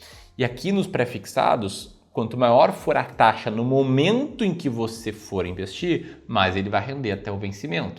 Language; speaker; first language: Portuguese; native; Portuguese